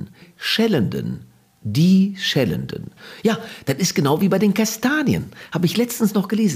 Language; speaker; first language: German; native; German